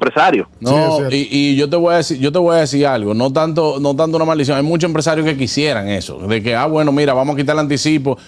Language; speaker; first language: Spanish; native; Spanish